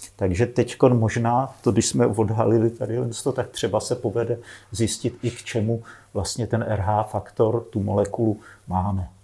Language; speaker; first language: Czech; native; Czech